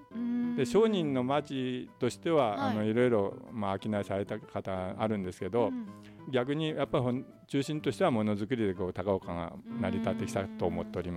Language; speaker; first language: Japanese; native; Japanese